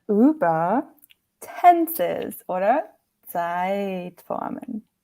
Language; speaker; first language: German; non-native, fluent; English